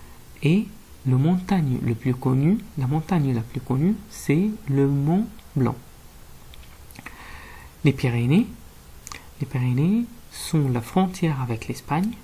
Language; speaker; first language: French; non-native, fluent; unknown